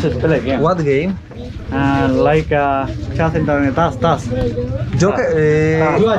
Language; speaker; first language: English; non-native, learner; Polish